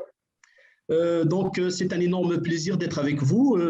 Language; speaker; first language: French; non-native, fluent; Arabic